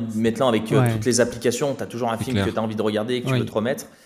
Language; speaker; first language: French; native; French